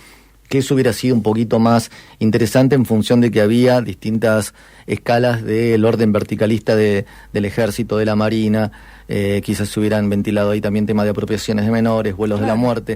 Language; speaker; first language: Spanish; native; Spanish